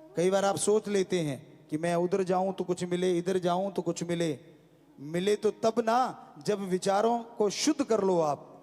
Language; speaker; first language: Hindi; non-native, local second language; Punjabi